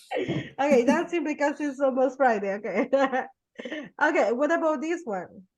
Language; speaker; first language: English; non-native, fluent; Spanish